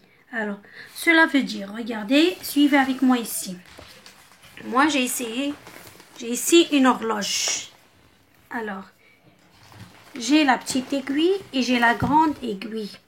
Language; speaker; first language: French; non-native, local second language; Arabic